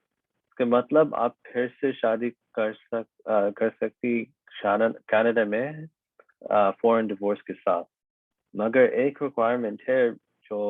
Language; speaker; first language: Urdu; early bilingual, heritage; Urdu